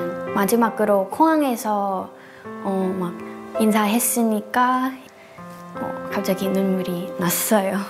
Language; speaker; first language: Korean; non-native, learner; Thai